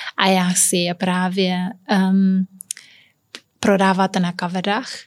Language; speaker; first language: Czech; non-native, learner; Kabuverdianu